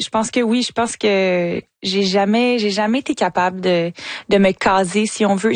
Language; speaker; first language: French; native; French